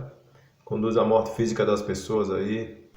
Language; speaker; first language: Portuguese; native; Portuguese